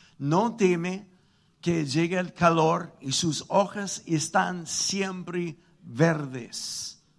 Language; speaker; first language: Spanish; non-native, fluent; English